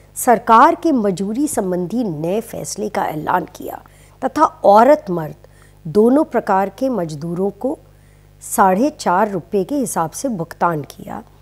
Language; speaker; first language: Hindi; native; Hindi